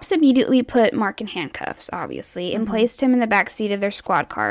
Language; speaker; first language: English; native; English